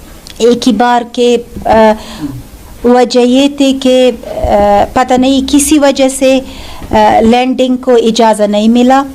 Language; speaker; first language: Hindi; non-native, learner; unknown